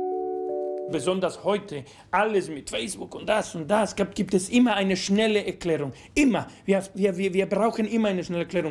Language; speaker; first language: German; non-native, fluent; Spanish